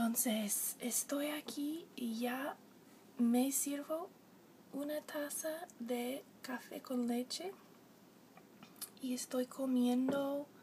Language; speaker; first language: Spanish; non-native, learner; English